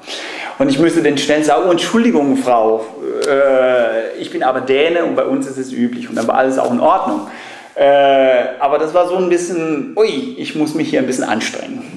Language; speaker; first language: German; non-native, fluent; Danish